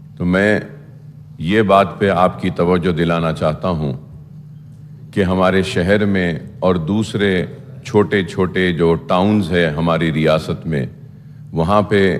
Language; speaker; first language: Urdu; native; Urdu